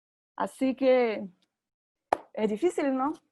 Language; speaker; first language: Spanish; non-native, fluent; Portuguese